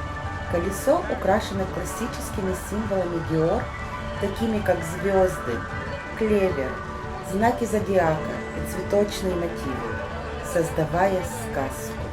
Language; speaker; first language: Russian; native; Russian